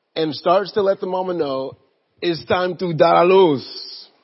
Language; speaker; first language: English; native; English